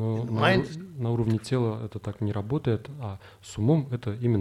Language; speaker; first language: Russian; native; Russian